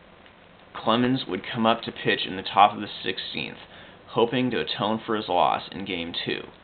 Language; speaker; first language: English; native; English